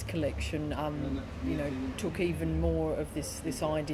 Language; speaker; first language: English; native; English